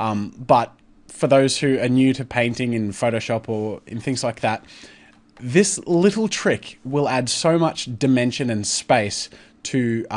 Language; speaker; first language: English; native; English